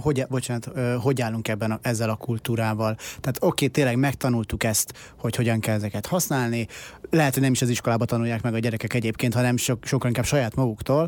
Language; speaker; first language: Hungarian; native; Hungarian